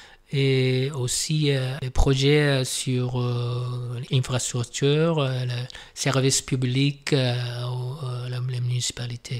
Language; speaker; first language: French; non-native, fluent; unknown